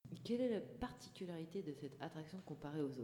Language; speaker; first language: French; native; French